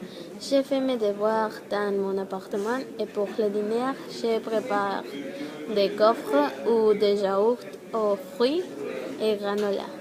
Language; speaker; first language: French; non-native, learner; Spanish